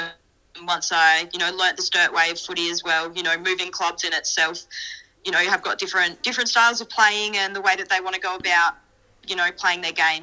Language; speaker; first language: English; native; English